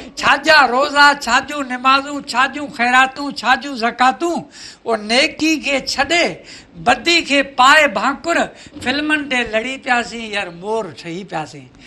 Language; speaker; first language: Sindhi; native; Sindhi